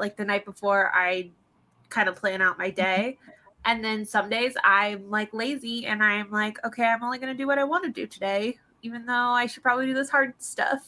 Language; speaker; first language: English; native; English